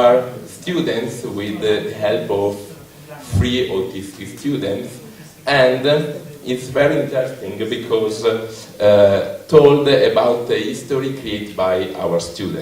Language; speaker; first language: English; non-native, learner; Italian